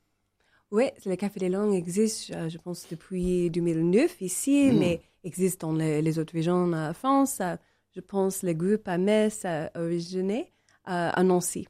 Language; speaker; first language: French; non-native, learner; English